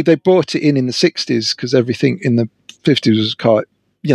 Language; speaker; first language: English; native; English